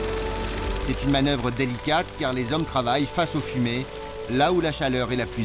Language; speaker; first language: French; native; French